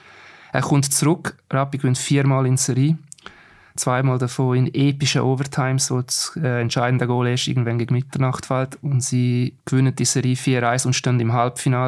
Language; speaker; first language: German; native; German